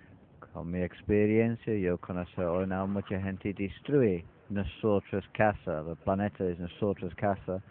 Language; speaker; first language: Spanish; non-native, learner; English